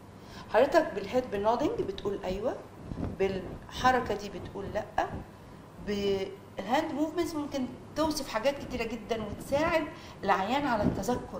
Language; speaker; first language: Arabic; native; Arabic